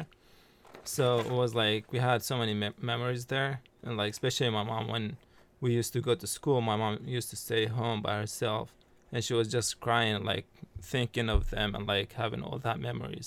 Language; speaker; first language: English; early bilingual, other home language; Arabic